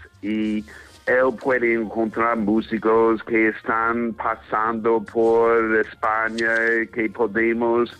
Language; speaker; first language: Spanish; non-native, fluent; English